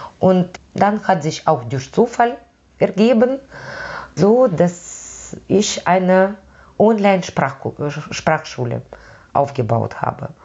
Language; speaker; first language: German; non-native, fluent; Russian